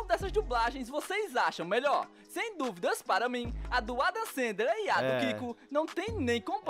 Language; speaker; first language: Portuguese; native; Portuguese